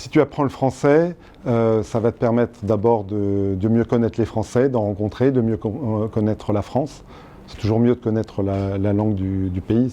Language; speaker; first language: French; native; French